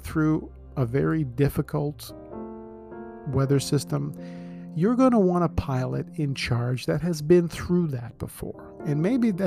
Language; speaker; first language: English; native; English